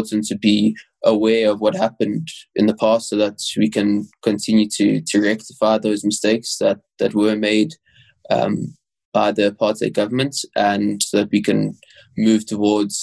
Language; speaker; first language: English; native; English